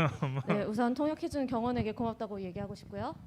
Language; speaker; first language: Korean; native; Korean